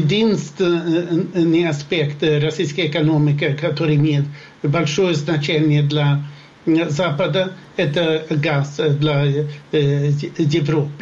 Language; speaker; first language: Russian; non-native, fluent; Swedish